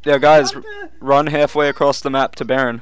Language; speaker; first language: English; native; English